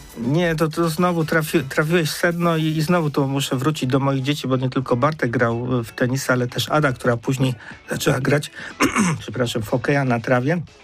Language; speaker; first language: Polish; native; Polish